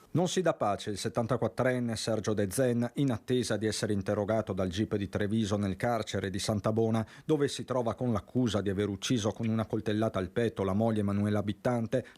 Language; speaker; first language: Italian; native; Italian